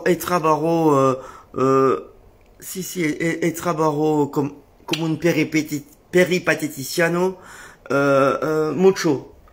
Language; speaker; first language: Spanish; non-native, learner; French